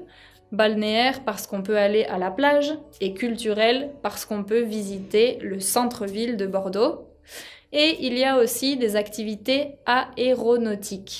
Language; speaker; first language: French; non-native, fluent; Spanish